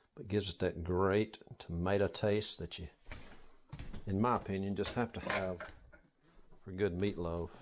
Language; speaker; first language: English; native; English